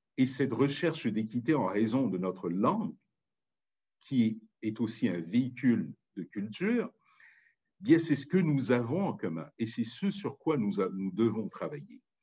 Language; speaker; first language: French; native; French